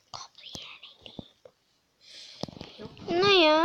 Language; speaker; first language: German; early bilingual, other home language; Hungarian